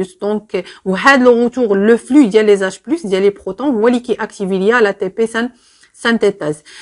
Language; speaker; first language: French; non-native, local second language; Arabic